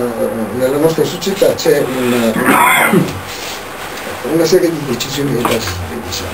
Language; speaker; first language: Italian; native; Italian